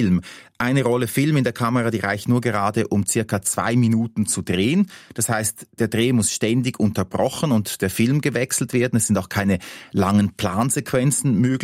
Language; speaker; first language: German; native; German